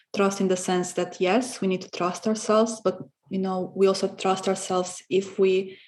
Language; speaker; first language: English; non-native, fluent; Romanian